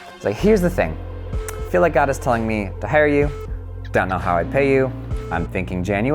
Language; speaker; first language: English; native; English